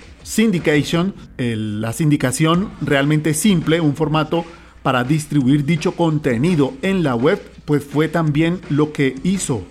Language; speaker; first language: Spanish; native; Spanish